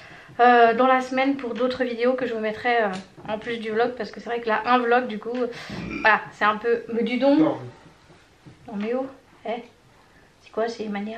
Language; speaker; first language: French; native; French